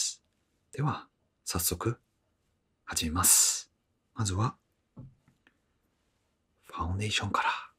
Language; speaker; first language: Japanese; non-native, fluent; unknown